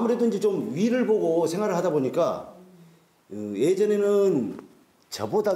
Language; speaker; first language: Korean; native; Korean